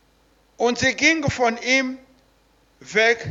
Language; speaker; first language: German; non-native, learner; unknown